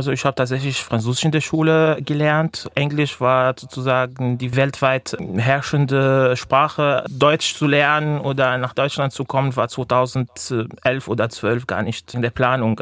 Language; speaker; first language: German; non-native, fluent; Arabic